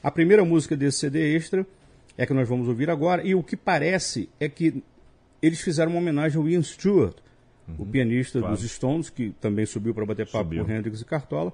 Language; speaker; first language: Portuguese; native; Portuguese